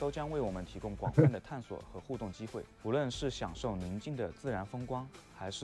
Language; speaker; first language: Chinese; native; Chinese